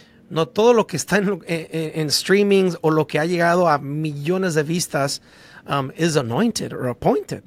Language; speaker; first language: Spanish; native; Spanish